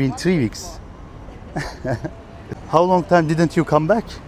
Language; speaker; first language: English; non-native, learner; Turkish